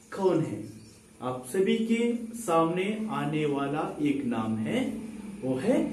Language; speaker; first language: Hindi; non-native, local second language; Kannada